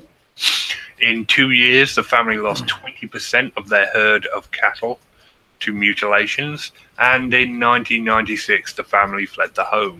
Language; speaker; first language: English; native; English